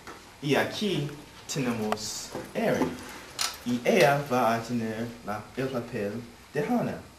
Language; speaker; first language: Spanish; non-native, learner; English